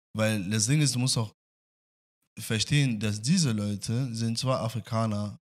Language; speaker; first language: German; non-native, fluent; French